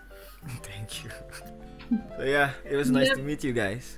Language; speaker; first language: English; non-native, fluent; Indonesian